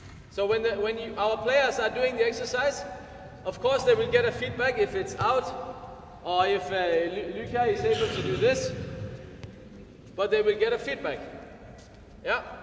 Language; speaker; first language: English; non-native, fluent; Danish